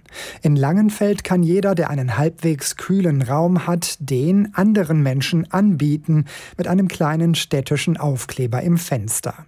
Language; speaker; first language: German; native; German